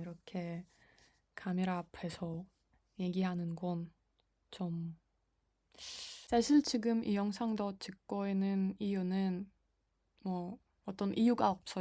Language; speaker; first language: Korean; non-native, fluent; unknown